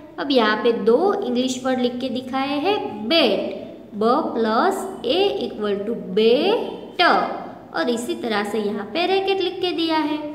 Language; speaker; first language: Hindi; non-native, local second language; Gujarati